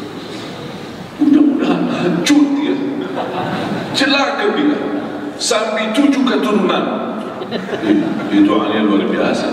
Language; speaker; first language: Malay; non-native, fluent; Arabic